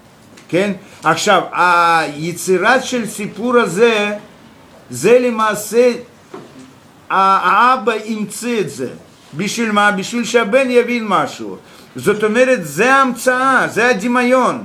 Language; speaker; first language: Hebrew; non-native, fluent; Russian